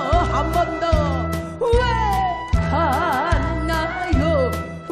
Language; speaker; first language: Korean; native; Korean